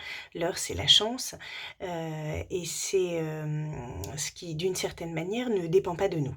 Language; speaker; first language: French; native; French